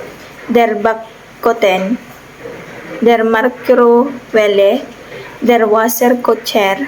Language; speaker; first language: German; non-native, learner; Bikol